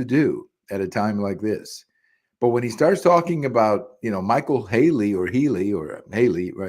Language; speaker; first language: English; early bilingual, other home language; Spanish